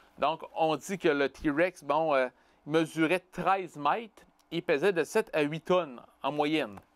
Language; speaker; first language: French; native; French